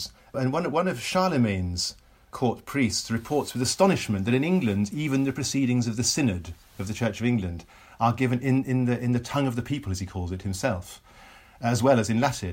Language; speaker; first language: English; native; English